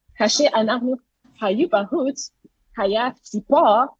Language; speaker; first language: Hebrew; non-native, learner; English